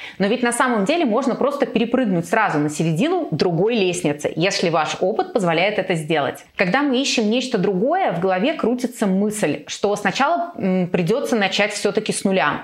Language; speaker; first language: Russian; native; Russian